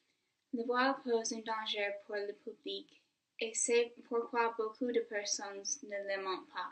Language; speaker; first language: French; non-native, fluent; English